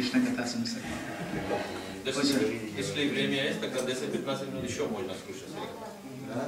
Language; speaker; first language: Russian; non-native, learner; Hindi